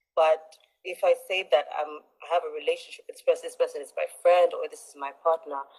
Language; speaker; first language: English; non-native, local second language; Ganda